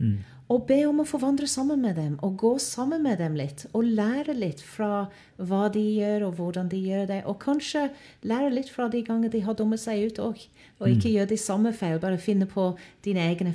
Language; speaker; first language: Norwegian; non-native, fluent; English